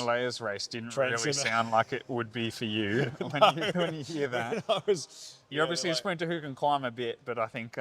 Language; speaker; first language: English; native; English